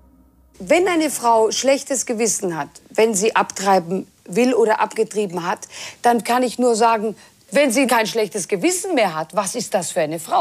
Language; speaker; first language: German; early bilingual, heritage; German